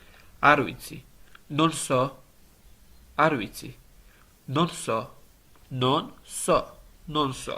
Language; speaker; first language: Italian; non-native, learner; Georgian